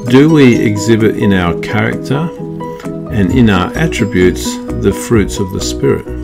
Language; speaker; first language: English; native; English